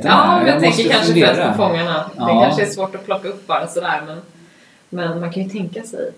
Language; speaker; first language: Swedish; native; Swedish